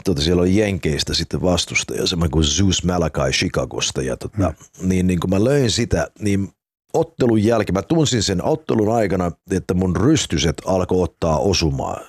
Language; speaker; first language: Finnish; non-native, fluent; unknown